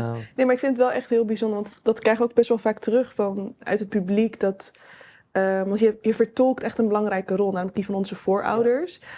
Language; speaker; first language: Dutch; native; Dutch